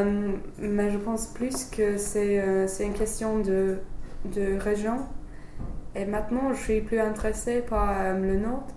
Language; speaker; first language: French; non-native, fluent; English